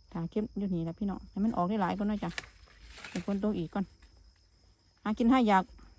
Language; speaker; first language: Thai; native; Thai